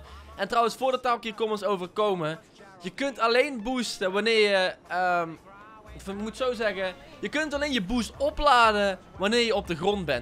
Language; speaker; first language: Dutch; native; Dutch